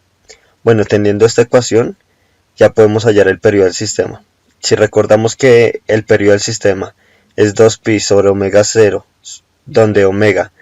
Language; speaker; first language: Spanish; native; Spanish